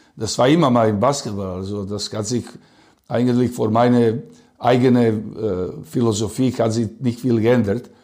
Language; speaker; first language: German; non-native, learner; Serbian